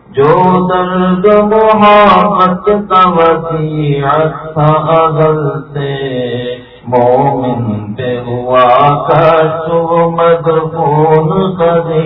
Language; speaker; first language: Urdu; native; Urdu